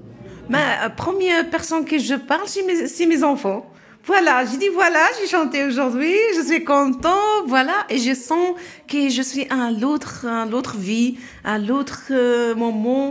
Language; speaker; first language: French; non-native, learner; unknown